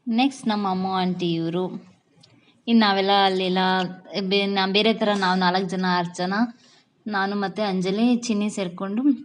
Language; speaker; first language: Kannada; non-native, local second language; Lambadi